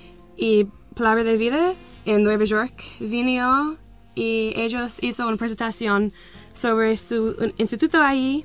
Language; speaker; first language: Spanish; non-native, learner; English